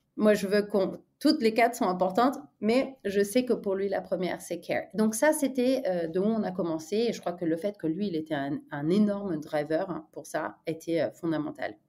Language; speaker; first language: French; non-native, fluent; Spanish